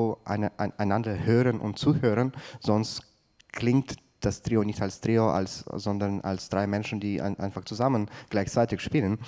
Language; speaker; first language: German; non-native, fluent; Ukrainian